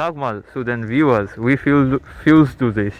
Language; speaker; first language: German; non-native, learner; Bangla